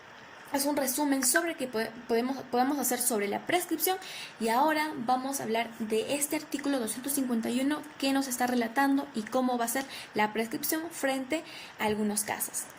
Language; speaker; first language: Spanish; native; Spanish